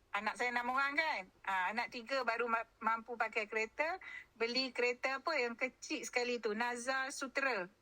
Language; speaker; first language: Malay; native; Malay